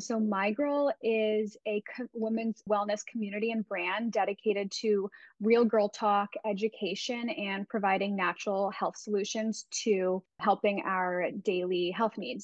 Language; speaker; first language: English; native; English